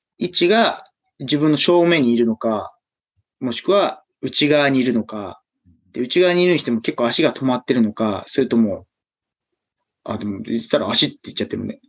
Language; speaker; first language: Japanese; native; Japanese